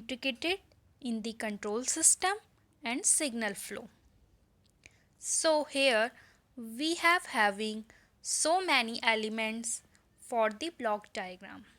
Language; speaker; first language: English; non-native, local second language; Hindi